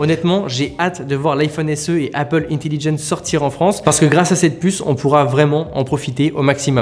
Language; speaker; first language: French; native; French